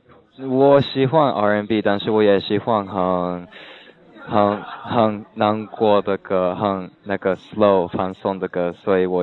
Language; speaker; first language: Chinese; non-native, learner; English